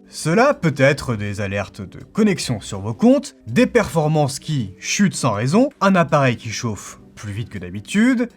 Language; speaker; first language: French; native; French